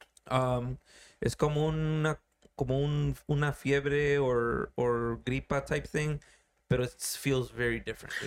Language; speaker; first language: English; early bilingual, other home language; Spanish